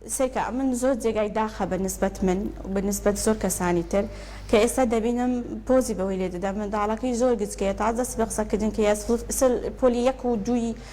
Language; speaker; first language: Central Kurdish; early bilingual, heritage; Central Kurdish